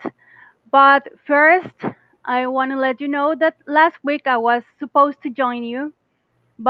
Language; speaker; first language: English; non-native, fluent; Spanish